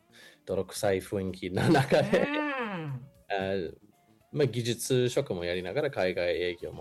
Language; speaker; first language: Japanese; non-native, fluent; English